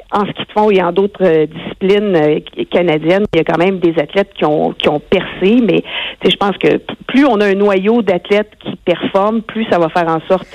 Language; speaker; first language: French; native; French